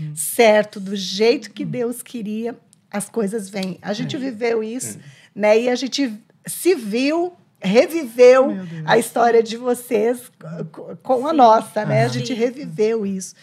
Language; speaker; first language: Portuguese; native; Portuguese